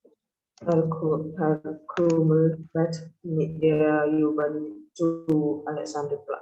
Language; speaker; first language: German; non-native, learner; Indonesian